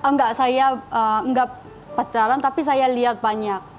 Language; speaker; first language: Indonesian; non-native, fluent; Korean